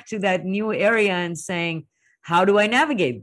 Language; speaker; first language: English; non-native, local second language; Hindi